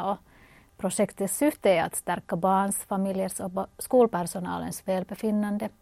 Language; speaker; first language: Swedish; non-native, local second language; Finnish